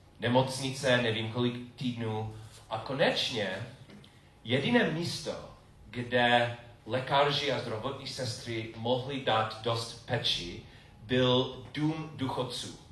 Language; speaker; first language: Czech; non-native, learner; English